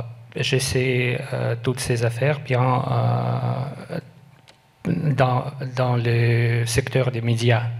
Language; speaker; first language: French; non-native, learner; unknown